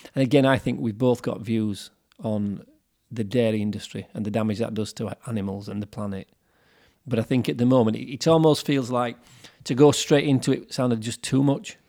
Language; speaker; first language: English; native; English